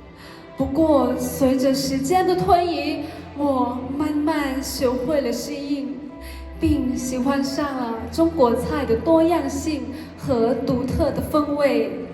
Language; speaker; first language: Chinese; non-native, fluent; Lao